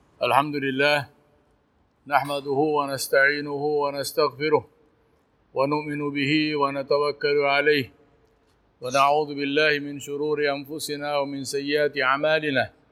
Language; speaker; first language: Arabic; non-native, fluent; Urdu